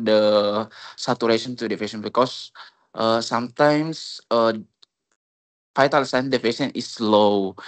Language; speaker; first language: English; non-native, learner; Indonesian